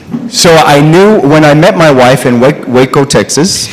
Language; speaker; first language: English; native; English